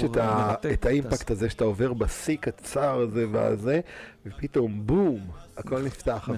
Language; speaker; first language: Hebrew; native; Hebrew